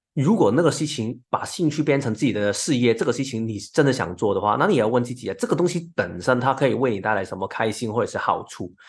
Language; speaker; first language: Chinese; non-native, local second language; Cantonese